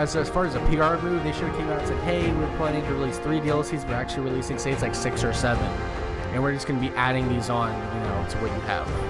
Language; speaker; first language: English; native; English